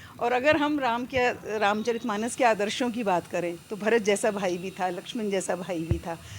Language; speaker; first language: Hindi; native; Hindi